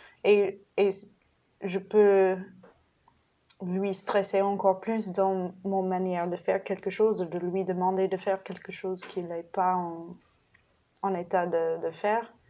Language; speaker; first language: French; non-native, fluent; English